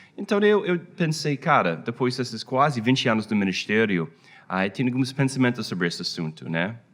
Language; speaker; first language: Portuguese; non-native, fluent; English